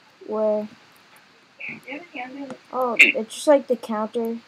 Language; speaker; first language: English; native; English